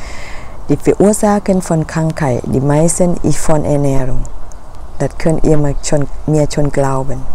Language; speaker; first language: German; non-native, learner; Thai